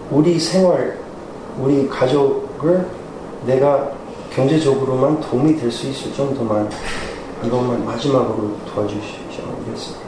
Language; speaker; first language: Korean; early bilingual, heritage; Korean